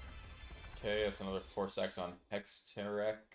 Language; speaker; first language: English; native; English